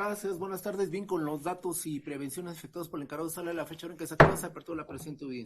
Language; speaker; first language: Spanish; native; Spanish